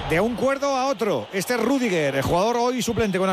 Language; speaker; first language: Spanish; native; Spanish